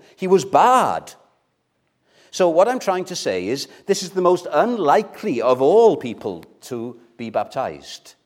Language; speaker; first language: English; non-native, local second language; Welsh